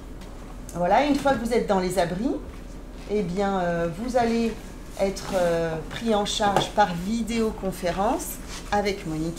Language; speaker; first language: French; native; French